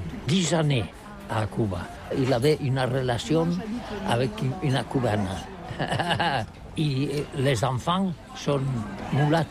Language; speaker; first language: French; non-native, learner; Catalan